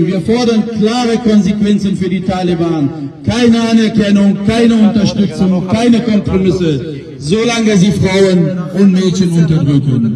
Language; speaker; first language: German; non-native, fluent; Pashto